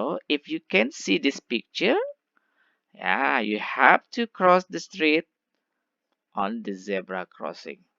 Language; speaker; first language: English; non-native, learner; Indonesian